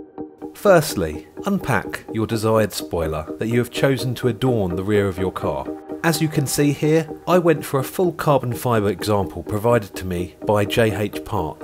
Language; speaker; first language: English; native; English